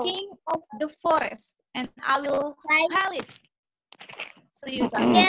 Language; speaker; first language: English; non-native, learner; Indonesian